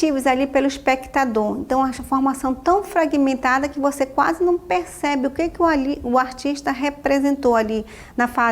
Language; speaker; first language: Portuguese; native; Portuguese